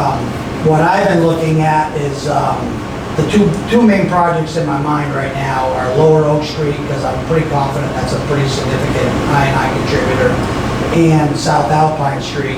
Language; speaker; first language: English; native; English